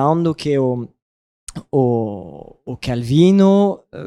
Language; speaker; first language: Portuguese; non-native, learner; French